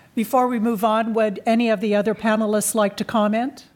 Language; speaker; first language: English; native; English